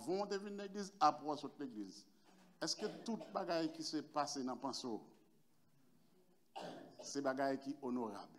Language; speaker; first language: French; non-native, local second language; Haitian Creole